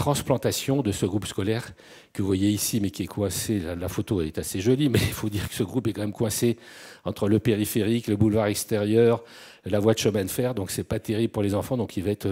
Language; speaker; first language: French; native; French